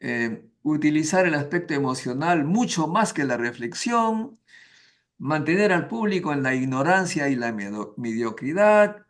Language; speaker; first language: Spanish; native; Spanish